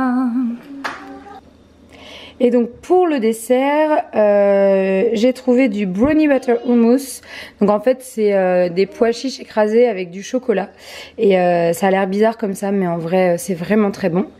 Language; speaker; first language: French; native; French